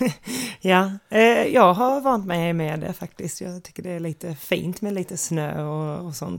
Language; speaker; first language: Swedish; non-native, fluent; English